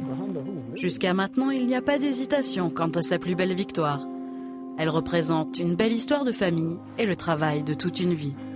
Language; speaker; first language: French; native; French